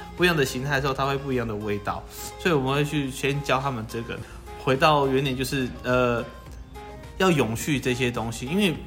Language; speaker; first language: Chinese; native; Chinese